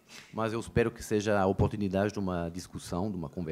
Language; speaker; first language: Portuguese; native; Portuguese